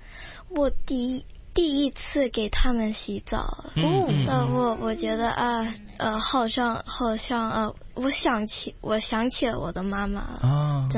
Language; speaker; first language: Chinese; non-native, local second language; Cantonese